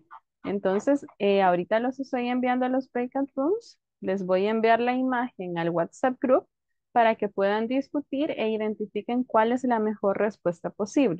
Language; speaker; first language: Spanish; native; Spanish